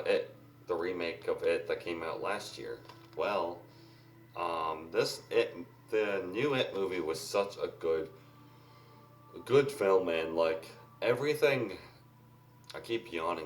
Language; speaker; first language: English; native; English